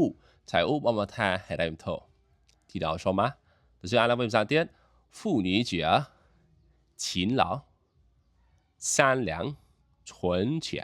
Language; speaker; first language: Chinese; non-native, fluent; Khmer